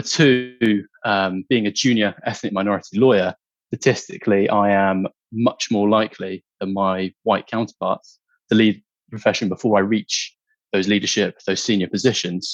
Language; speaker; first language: English; native; English